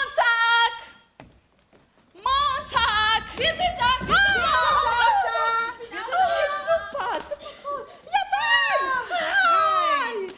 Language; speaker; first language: German; non-native, fluent; Portuguese